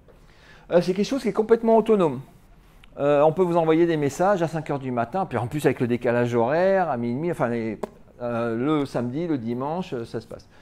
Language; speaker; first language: French; native; French